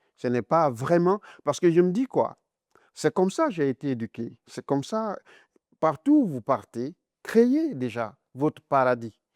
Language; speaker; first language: French; non-native, local second language; Mandingo